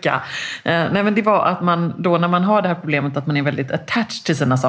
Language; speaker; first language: Swedish; native; Swedish